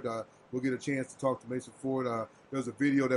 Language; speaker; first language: English; native; English